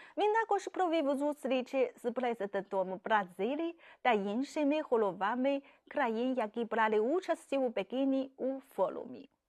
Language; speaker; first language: Ukrainian; non-native, fluent; Chinese